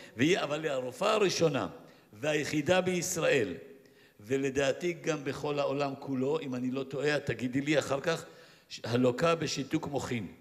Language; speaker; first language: Hebrew; native; Hebrew